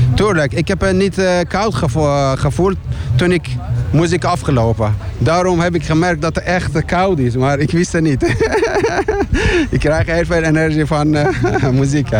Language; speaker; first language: Dutch; non-native, learner; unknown